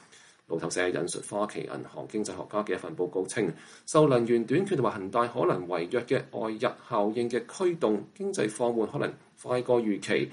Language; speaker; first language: Chinese; native; Chinese